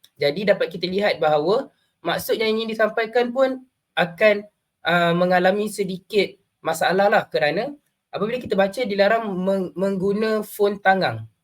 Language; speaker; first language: Malay; native; Malay